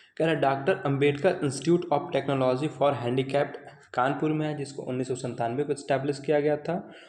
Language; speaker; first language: Hindi; native; Hindi